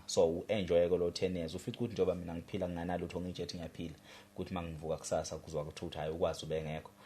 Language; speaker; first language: Zulu; native; Zulu